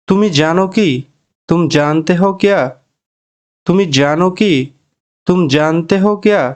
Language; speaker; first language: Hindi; non-native, learner; Bangla